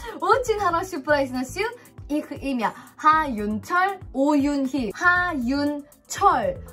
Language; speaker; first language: Russian; non-native, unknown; Korean